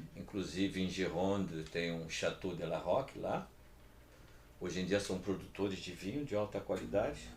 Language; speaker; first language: Portuguese; early bilingual, other home language; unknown